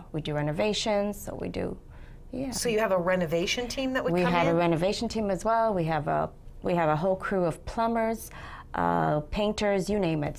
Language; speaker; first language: English; native; English